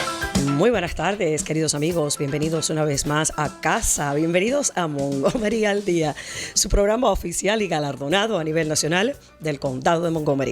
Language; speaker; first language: Spanish; native; Spanish